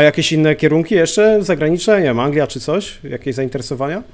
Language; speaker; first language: Polish; native; Polish